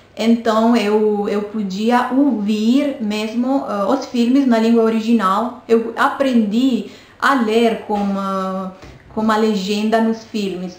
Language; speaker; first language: Portuguese; non-native, fluent; Romanian